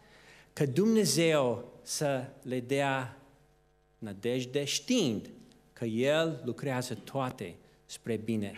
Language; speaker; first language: Romanian; non-native, fluent; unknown